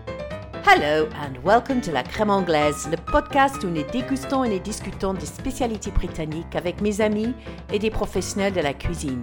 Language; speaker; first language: French; non-native, fluent; English